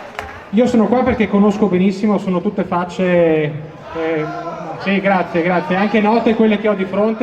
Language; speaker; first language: Italian; native; Italian